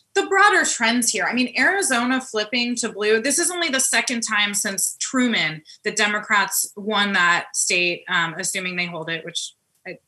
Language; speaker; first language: English; native; English